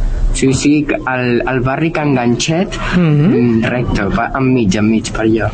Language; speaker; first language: Catalan; non-native, local second language; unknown